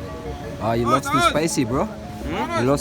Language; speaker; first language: English; non-native, learner; Indonesian